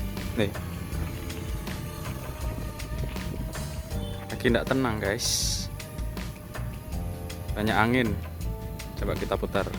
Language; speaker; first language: Indonesian; native; Indonesian